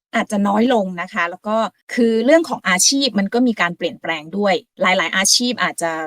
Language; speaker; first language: Thai; native; Thai